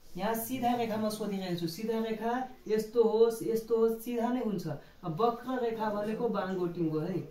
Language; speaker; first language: Nepali; non-native, local second language; Maithili